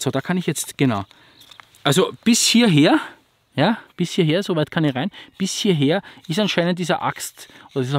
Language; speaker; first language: German; native; German